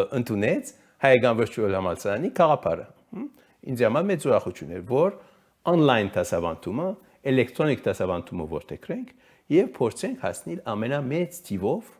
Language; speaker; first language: Armenian; early bilingual, heritage; Armenian